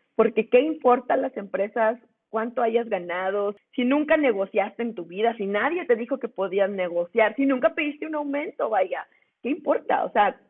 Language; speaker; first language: Spanish; native; Spanish